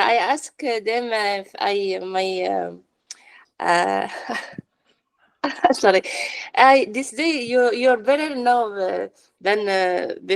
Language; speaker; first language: English; non-native, learner; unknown